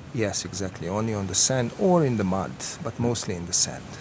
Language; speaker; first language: English; non-native, fluent; Croatian